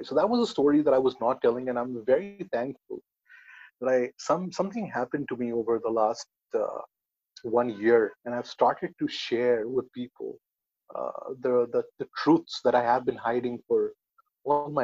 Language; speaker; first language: English; non-native, local second language; Hindi